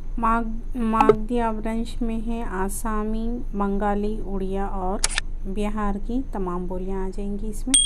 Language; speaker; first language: Urdu; native; Urdu